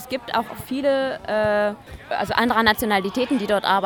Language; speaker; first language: German; native; German